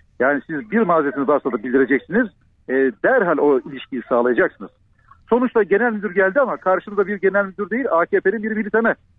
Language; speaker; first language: Turkish; native; Turkish